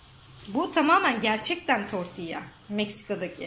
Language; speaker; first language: Turkish; native; Turkish